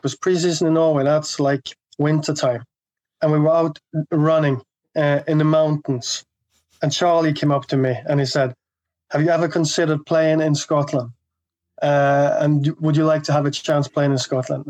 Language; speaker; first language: English; non-native, fluent; Norwegian